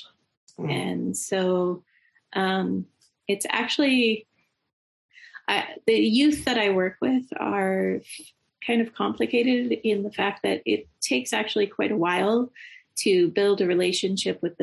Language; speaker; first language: English; native; English